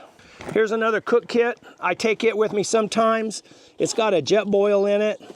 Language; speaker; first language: English; native; English